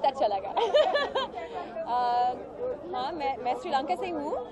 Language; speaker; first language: Hindi; non-native, learner; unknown